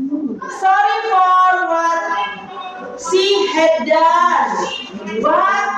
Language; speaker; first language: English; non-native, learner; Indonesian